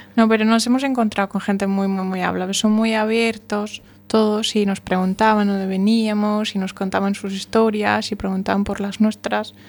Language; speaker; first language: Spanish; non-native, fluent; German